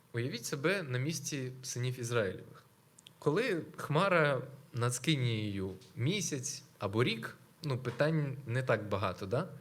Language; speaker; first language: Ukrainian; non-native, local second language; Russian